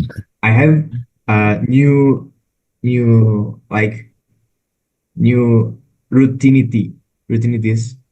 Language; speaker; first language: English; non-native, learner; Indonesian